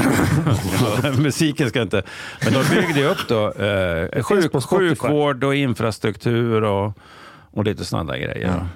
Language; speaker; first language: Swedish; native; Swedish